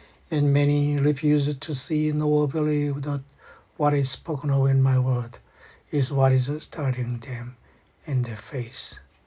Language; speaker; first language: English; non-native, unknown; Korean